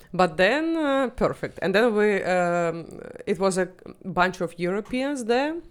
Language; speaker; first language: English; non-native, fluent; Russian